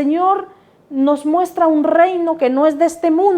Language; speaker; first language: Spanish; native; Spanish